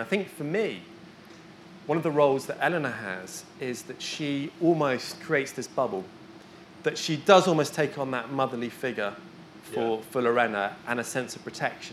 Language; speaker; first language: English; native; English